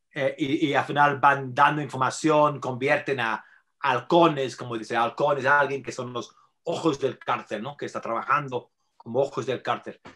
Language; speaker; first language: Spanish; non-native, fluent; English